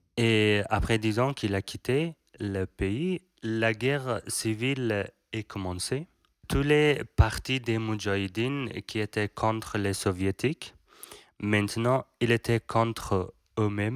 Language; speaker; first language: French; non-native, learner; Persian